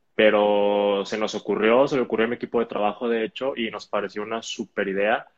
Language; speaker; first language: Spanish; native; Spanish